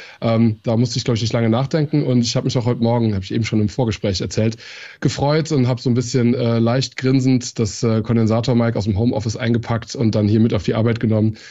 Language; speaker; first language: German; early bilingual, other home language; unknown